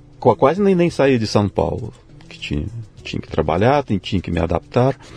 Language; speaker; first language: Portuguese; non-native, fluent; Russian